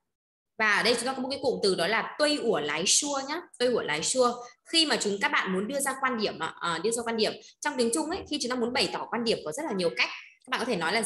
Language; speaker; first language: Vietnamese; native; Vietnamese